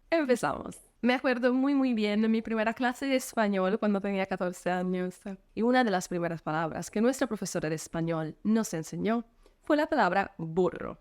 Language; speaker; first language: Spanish; non-native, fluent; Italian